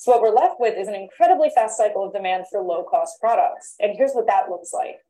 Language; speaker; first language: English; native; English